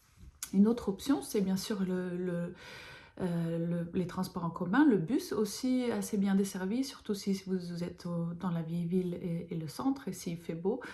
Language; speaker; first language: French; non-native, fluent; Lithuanian